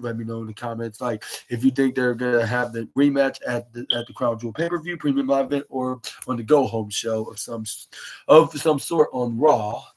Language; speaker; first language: English; native; English